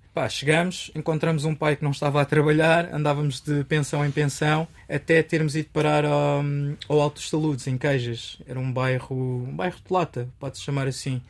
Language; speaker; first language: Portuguese; early bilingual, other home language; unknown